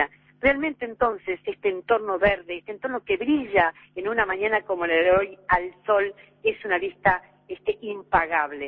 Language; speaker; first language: Spanish; native; Spanish